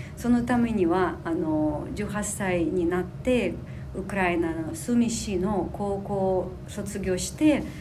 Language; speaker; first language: Japanese; non-native, fluent; Ukrainian